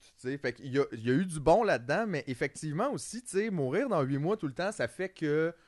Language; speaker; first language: French; native; French